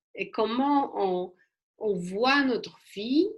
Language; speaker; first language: French; non-native, fluent; Polish